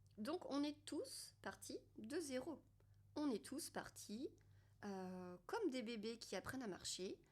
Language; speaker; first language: French; native; French